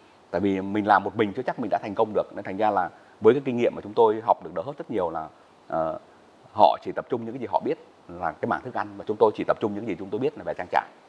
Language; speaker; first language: Vietnamese; native; Vietnamese